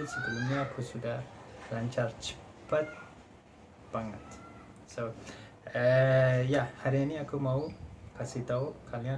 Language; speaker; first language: Indonesian; non-native, fluent; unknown